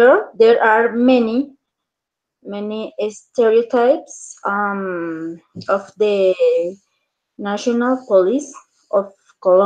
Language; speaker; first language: English; non-native, learner; Spanish